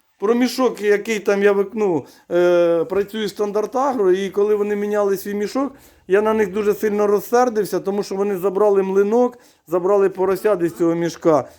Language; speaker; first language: Ukrainian; native; Ukrainian